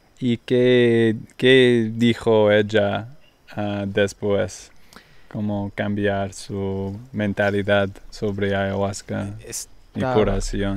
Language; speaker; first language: Spanish; non-native, learner; English